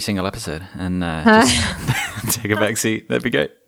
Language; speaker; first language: English; native; English